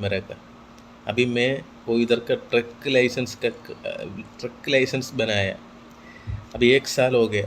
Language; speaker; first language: Hindi; non-native, local second language; Malayalam